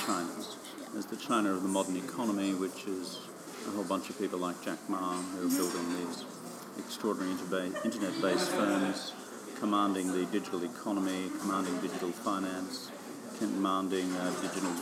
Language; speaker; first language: English; native; English